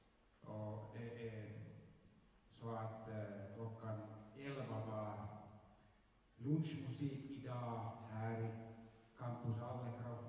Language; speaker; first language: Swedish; non-native, local second language; Finnish